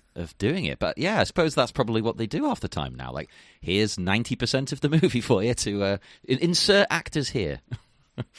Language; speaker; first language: English; native; English